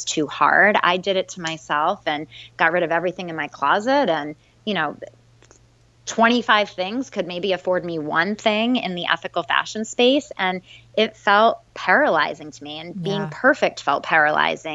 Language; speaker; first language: English; native; English